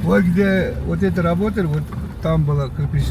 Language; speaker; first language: Russian; non-native, local second language; Uzbek